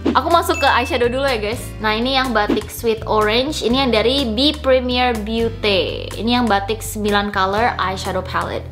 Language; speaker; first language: Indonesian; early bilingual, other home language; Korean